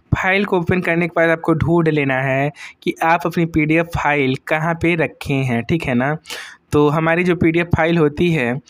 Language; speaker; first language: Hindi; native; Hindi